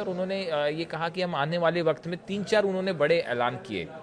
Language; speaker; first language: Hindi; native; Hindi